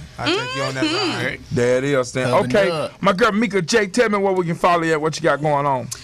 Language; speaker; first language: English; native; English